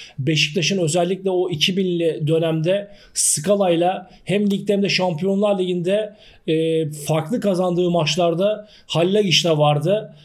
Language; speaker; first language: Turkish; native; Turkish